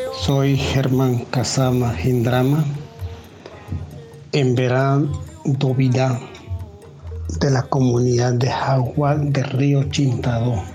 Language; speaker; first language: Spanish; non-native, local second language; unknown